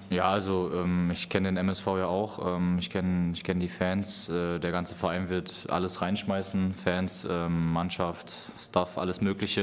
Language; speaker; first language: German; native; German